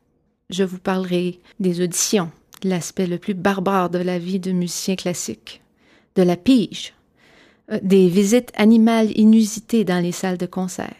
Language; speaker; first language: French; native; French